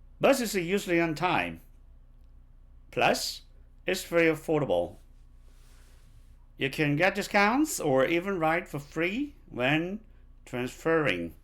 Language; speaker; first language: English; non-native, fluent; Korean